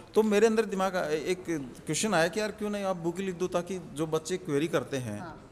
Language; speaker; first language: Hindi; native; Hindi